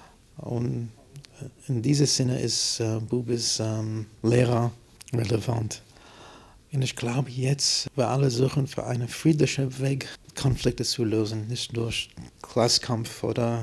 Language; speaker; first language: German; non-native, fluent; English